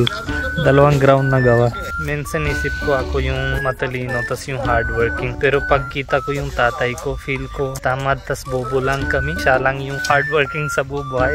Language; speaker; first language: Filipino; non-native, learner; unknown